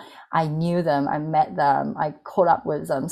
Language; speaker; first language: English; non-native, fluent; Chinese